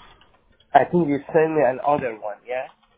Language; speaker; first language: English; non-native, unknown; Persian